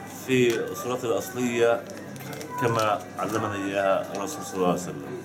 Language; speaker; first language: Arabic; native; Arabic